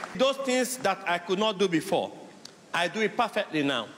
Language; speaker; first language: English; non-native, local second language; Igbo